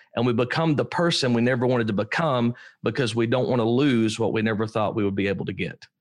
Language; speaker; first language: English; native; English